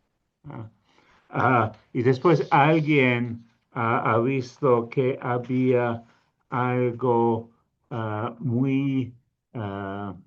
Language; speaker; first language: Spanish; non-native, fluent; English